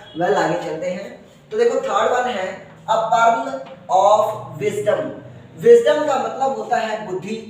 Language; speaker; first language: Hindi; non-native, local second language; Punjabi